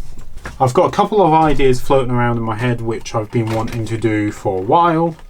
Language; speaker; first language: English; native; English